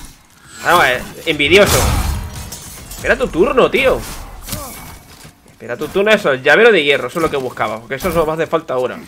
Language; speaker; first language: Spanish; native; Spanish